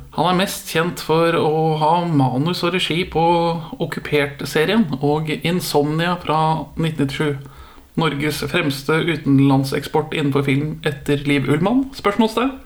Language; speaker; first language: Norwegian; native; Norwegian